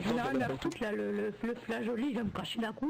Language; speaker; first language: French; native; French